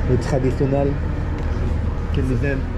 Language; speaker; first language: French; non-native, learner; Spanish